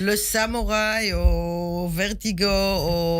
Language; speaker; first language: French; non-native, fluent; Hebrew